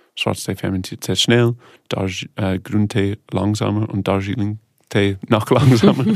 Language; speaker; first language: German; non-native, fluent; English